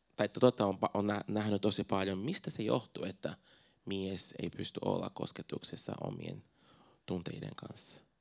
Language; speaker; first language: Finnish; non-native, fluent; Portuguese